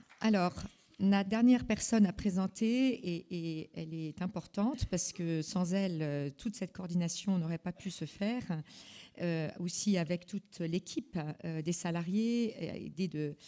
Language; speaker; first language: French; native; French